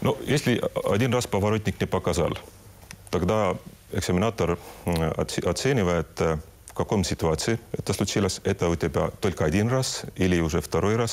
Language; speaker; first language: Russian; non-native, local second language; Estonian